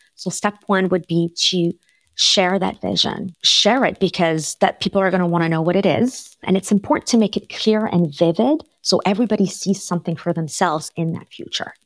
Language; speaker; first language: English; non-native, fluent; French